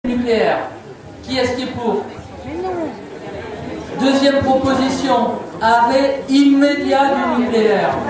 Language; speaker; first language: French; native; French